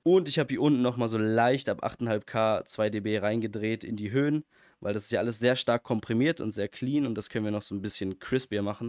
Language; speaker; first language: German; native; German